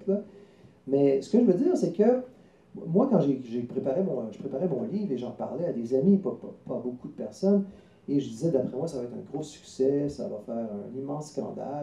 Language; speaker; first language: French; native; French